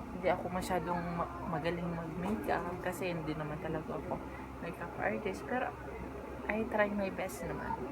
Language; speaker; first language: Filipino; native; Filipino